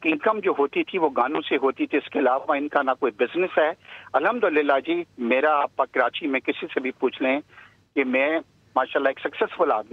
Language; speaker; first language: Urdu; native; Urdu